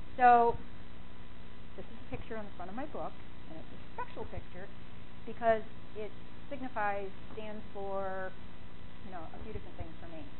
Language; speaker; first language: English; native; English